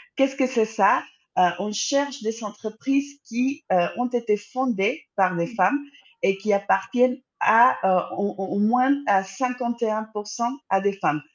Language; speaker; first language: French; non-native, fluent; Spanish